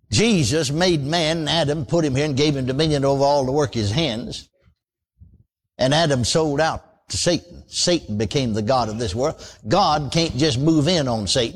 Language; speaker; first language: English; native; English